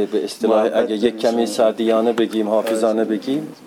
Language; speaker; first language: Persian; non-native, fluent; Turkish